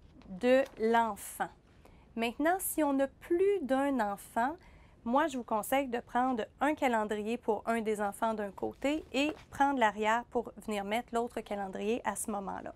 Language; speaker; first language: French; native; French